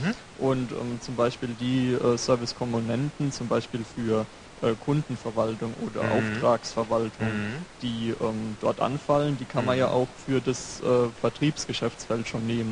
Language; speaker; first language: German; native; German